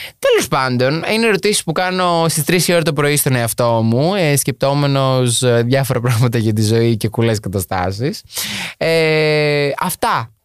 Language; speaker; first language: Greek; native; Greek